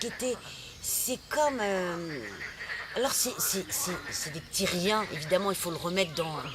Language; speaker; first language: French; native; French